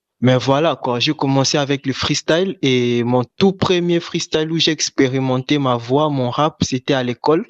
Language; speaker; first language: French; non-native, local second language; Lingala